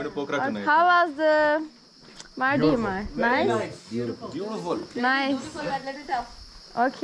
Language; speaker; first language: English; non-native, learner; Turkish